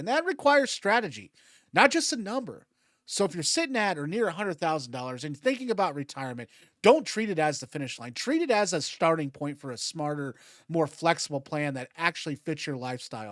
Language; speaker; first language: English; native; English